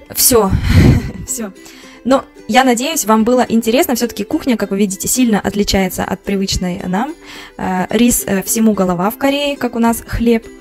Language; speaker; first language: Russian; native; Russian